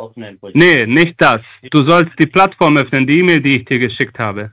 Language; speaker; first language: German; non-native, fluent; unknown